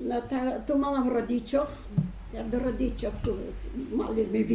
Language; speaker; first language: Slovak; early bilingual, heritage; Slovak